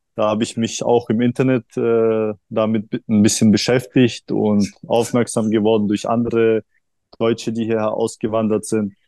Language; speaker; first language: German; early bilingual, other home language; Russian